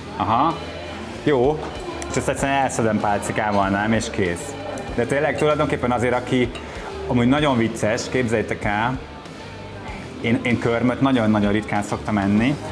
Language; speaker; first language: Hungarian; native; Hungarian